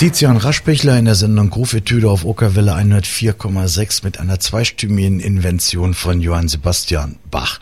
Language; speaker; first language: German; native; German